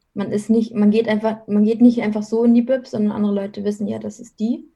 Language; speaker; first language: German; native; German